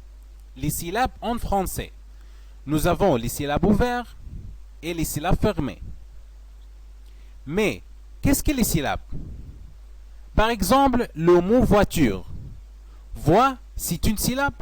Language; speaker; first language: French; non-native, fluent; Arabic